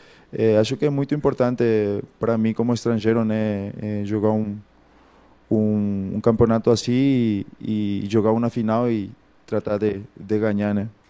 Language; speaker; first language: Portuguese; non-native, fluent; Spanish